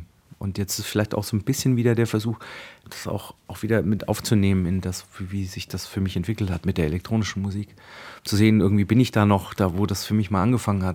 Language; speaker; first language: German; native; German